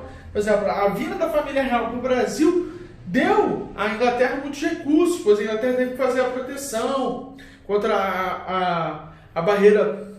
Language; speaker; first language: Portuguese; native; Portuguese